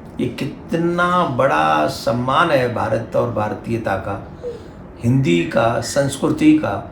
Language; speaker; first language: Hindi; native; Hindi